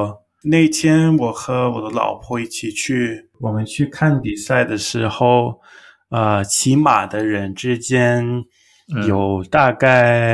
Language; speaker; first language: Chinese; non-native, learner; English